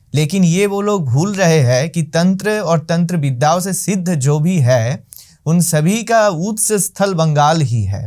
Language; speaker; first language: Hindi; non-native, local second language; Bangla